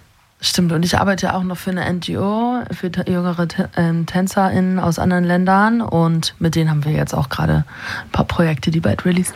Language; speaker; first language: German; native; German